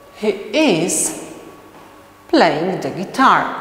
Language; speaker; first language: English; non-native, fluent; Polish